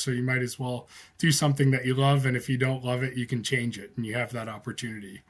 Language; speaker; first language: English; native; English